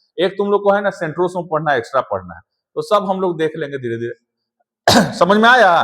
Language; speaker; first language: Hindi; native; Hindi